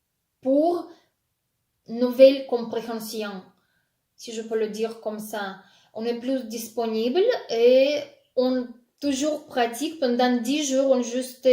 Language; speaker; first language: French; non-native, fluent; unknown